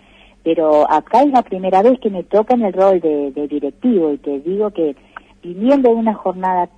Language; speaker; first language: Spanish; native; Spanish